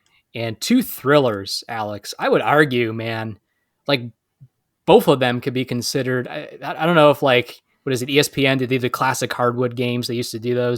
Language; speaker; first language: English; native; English